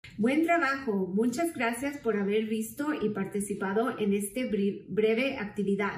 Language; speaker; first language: Spanish; early bilingual, heritage; Spanish